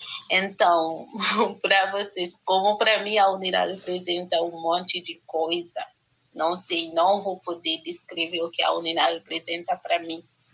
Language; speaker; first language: Portuguese; non-native, fluent; Haitian Creole